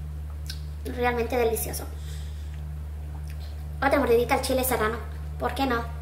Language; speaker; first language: Spanish; native; Spanish